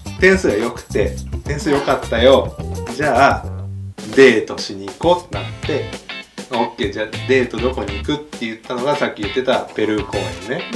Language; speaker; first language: Japanese; native; Japanese